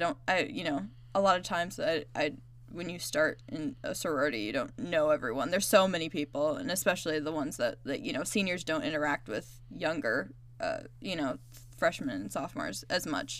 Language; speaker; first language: English; native; English